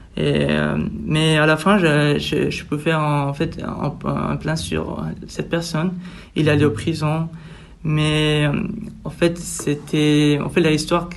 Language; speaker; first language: French; non-native, fluent; Persian